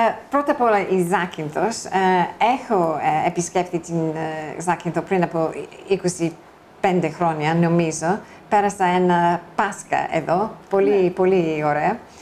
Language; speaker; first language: Greek; non-native, fluent; English